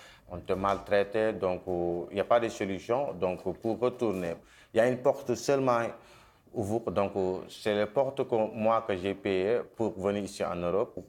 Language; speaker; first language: French; non-native, local second language; Wolof